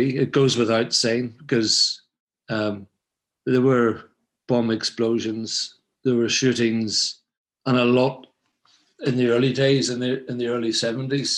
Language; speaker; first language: English; native; English